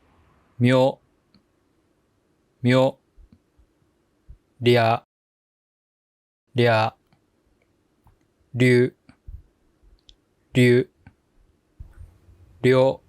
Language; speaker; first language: Japanese; native; Japanese